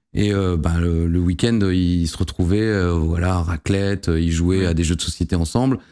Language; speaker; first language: French; native; French